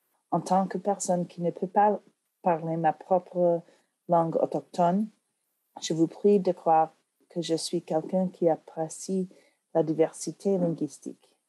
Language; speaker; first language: French; non-native, learner; English